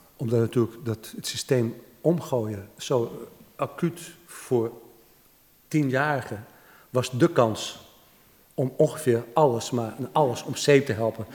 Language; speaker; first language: Dutch; native; Dutch